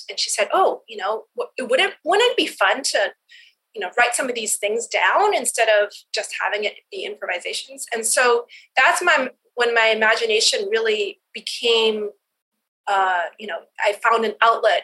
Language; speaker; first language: English; native; English